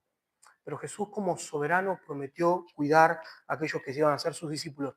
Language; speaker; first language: Spanish; native; Spanish